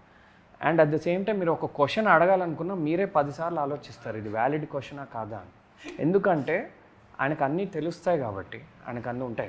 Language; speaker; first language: Telugu; native; Telugu